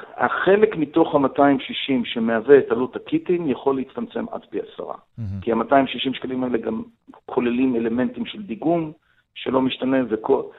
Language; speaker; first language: Hebrew; non-native, fluent; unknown